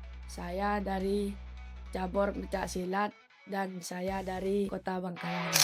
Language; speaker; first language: Indonesian; non-native, local second language; Madurese